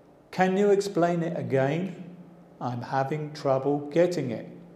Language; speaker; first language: English; native; English